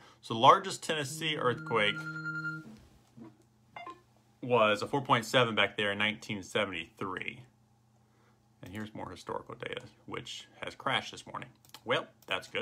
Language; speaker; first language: English; native; English